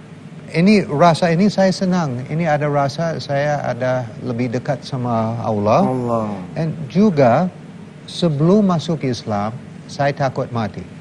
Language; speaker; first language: Indonesian; non-native, learner; English